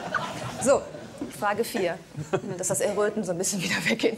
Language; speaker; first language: German; native; German